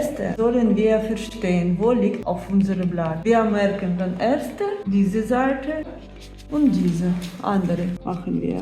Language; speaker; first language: German; non-native, learner; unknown